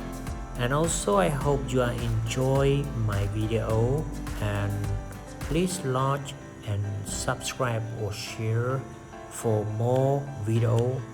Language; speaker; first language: English; non-native, learner; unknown